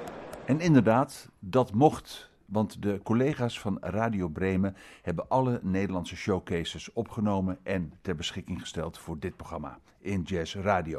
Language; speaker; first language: Dutch; native; Dutch